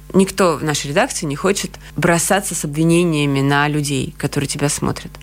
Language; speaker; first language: Russian; native; Russian